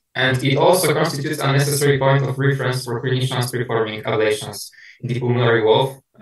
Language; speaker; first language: English; non-native, fluent; Polish